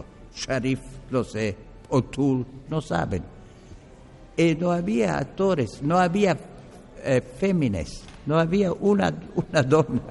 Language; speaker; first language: Spanish; non-native, learner; Arabic